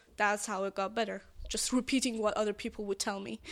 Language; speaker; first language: English; non-native, fluent; Persian